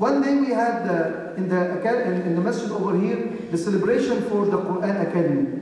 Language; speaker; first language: English; non-native, fluent; Arabic